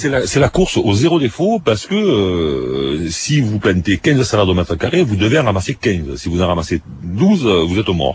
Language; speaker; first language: French; native; French